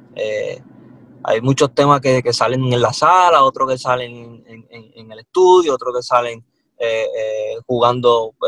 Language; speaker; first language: Spanish; native; Spanish